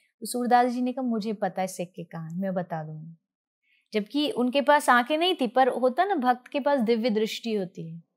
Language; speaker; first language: Hindi; native; Hindi